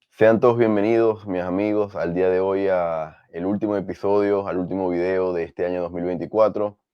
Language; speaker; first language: Spanish; native; Spanish